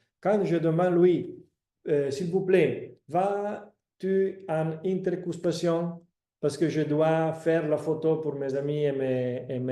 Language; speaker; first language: French; non-native, fluent; Italian